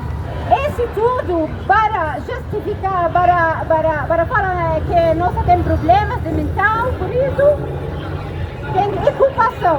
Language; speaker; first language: Portuguese; non-native, learner; Arabic